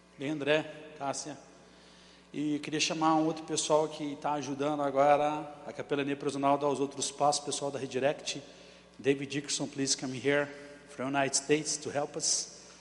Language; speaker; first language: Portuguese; native; Portuguese